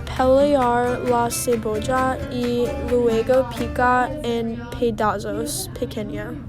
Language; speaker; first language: Spanish; non-native, learner; English